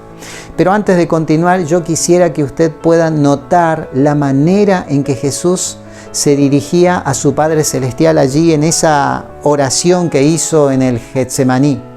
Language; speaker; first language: Spanish; native; Spanish